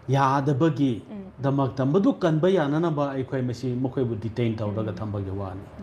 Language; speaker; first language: Manipuri; non-native, local second language; Thado Chin